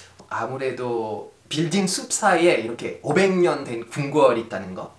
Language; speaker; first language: Korean; non-native, fluent; French